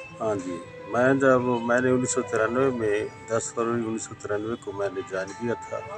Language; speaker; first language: Urdu; non-native, local second language; Saraiki